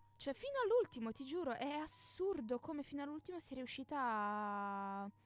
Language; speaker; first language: Italian; native; Italian